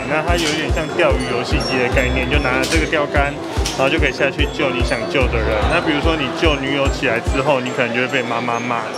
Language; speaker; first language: Chinese; native; Chinese